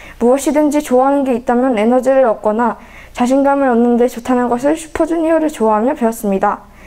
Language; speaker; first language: Korean; native; Korean